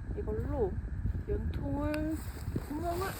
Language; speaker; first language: Korean; native; Korean